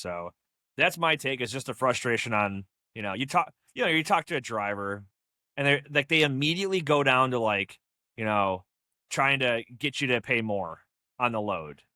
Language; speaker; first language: English; native; English